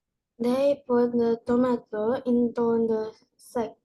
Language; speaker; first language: English; non-native, learner; Indonesian